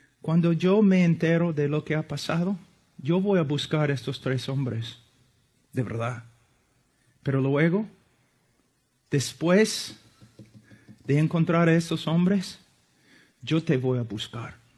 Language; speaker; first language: Spanish; non-native, fluent; English